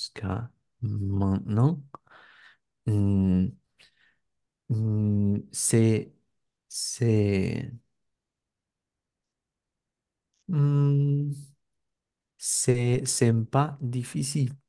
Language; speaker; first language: French; non-native, learner; Spanish